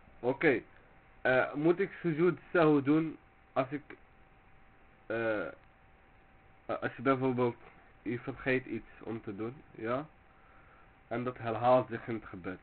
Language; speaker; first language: Dutch; early bilingual, other home language; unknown